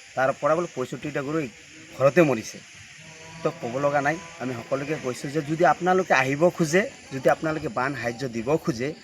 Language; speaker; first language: Assamese; non-native, local second language; Bangla